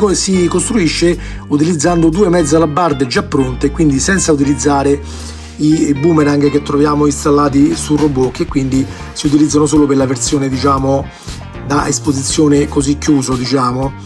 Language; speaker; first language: Italian; native; Italian